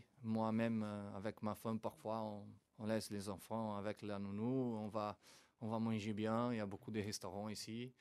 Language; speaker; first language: French; non-native, fluent; Portuguese